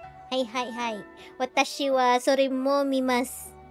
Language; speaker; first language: Japanese; non-native, learner; Filipino